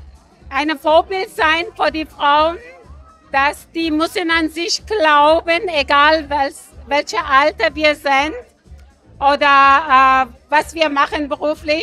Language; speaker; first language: German; non-native, learner; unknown